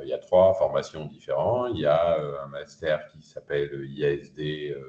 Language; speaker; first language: French; native; French